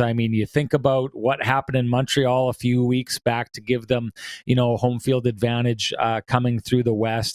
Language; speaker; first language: English; native; English